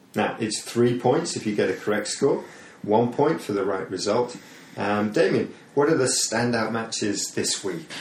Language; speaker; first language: English; native; English